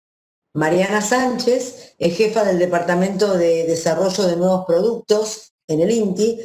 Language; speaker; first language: Spanish; native; Spanish